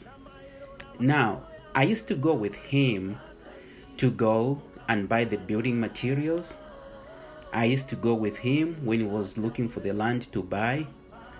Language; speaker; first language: English; non-native, local second language; Bemba